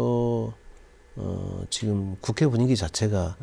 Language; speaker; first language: Korean; native; Korean